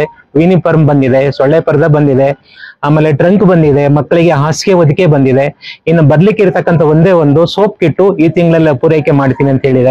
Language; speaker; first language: Kannada; native; Kannada